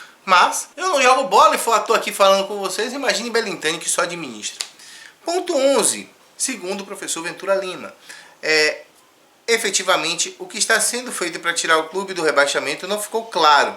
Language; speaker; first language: Portuguese; native; Portuguese